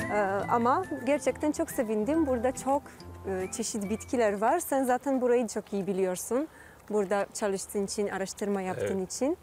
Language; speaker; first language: Turkish; non-native, fluent; Polish